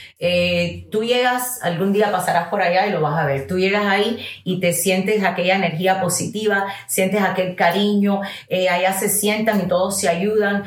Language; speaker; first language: Spanish; early bilingual, heritage; Spanish